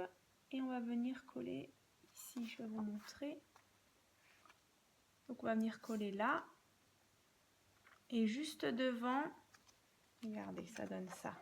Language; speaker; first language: French; native; French